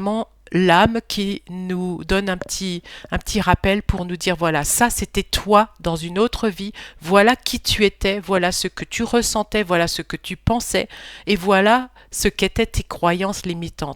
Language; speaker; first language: French; native; French